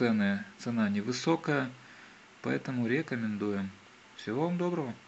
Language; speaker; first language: Russian; native; Russian